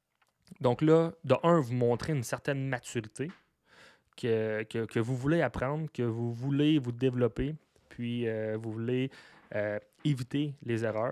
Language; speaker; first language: French; native; French